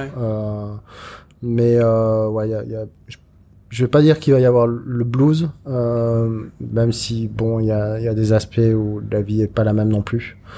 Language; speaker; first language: French; native; French